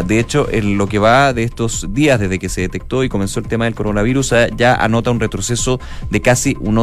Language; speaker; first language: Spanish; native; Spanish